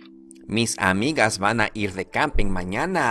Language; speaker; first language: Spanish; early bilingual, heritage; Spanish